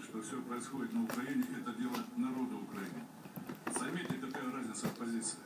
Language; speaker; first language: Russian; native; Russian